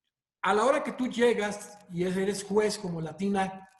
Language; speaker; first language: Spanish; native; Spanish